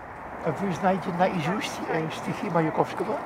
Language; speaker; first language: Russian; non-native, fluent; Dutch